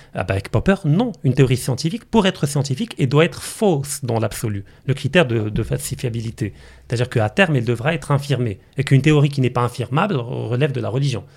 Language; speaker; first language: French; non-native, local second language; Arabic